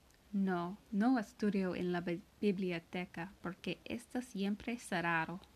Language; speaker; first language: Spanish; non-native, learner; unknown